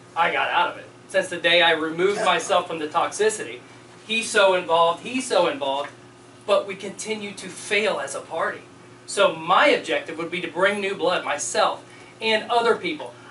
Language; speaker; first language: English; native; English